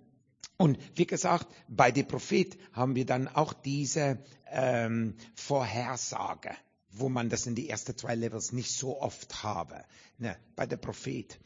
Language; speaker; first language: German; non-native, learner; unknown